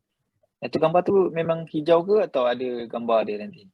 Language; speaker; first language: Malay; native; Malay